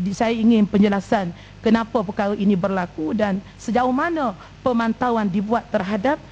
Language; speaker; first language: Malay; native; Malay